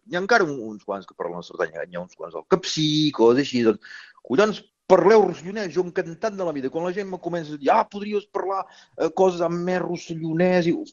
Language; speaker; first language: Catalan; native; Catalan